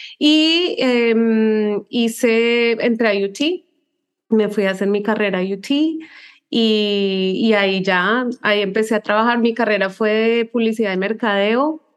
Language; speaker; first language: Spanish; native; Spanish